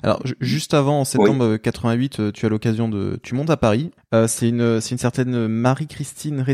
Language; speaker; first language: French; native; French